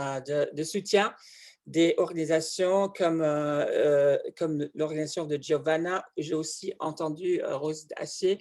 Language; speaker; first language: French; non-native, fluent; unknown